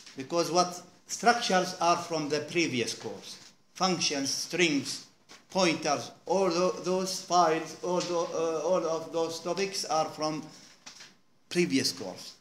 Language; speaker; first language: English; non-native, fluent; Arabic